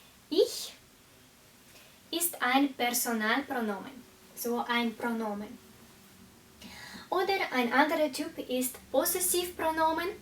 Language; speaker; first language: German; non-native, fluent; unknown